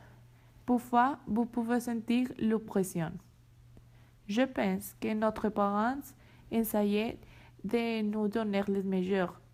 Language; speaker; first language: French; non-native, learner; Spanish